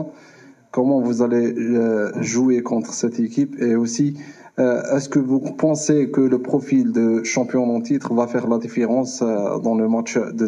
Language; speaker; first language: French; non-native, local second language; Arabic